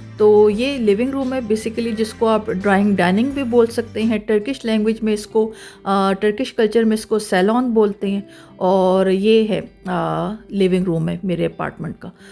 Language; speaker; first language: Urdu; native; Urdu